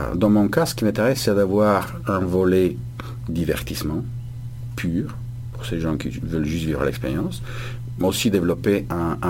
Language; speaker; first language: French; non-native, fluent; Bulgarian